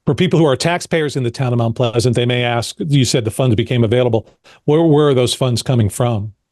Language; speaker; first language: English; native; English